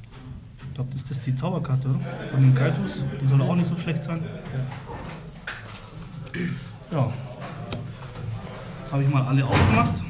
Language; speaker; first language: German; native; German